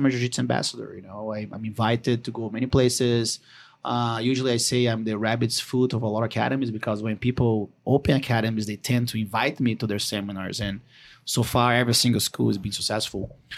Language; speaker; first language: English; non-native, fluent; Portuguese